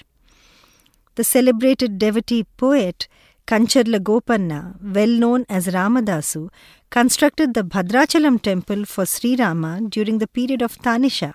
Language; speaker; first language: English; non-native, local second language; Telugu